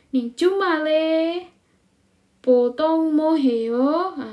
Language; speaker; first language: Korean; non-native, fluent; Indonesian